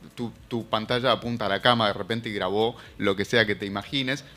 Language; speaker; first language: Spanish; native; Spanish